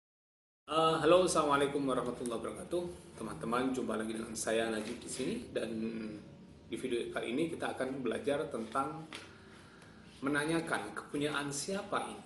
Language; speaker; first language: Indonesian; non-native, local second language; Javanese